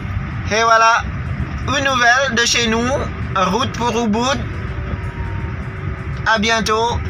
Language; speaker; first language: French; non-native, fluent; Indonesian